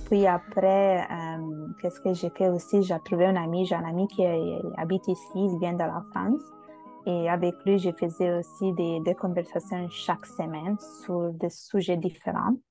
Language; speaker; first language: French; non-native, fluent; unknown